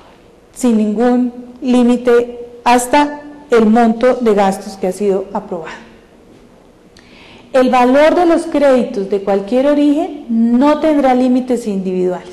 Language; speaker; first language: Spanish; native; Spanish